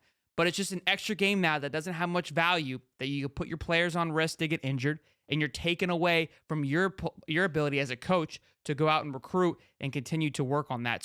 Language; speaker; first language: English; native; English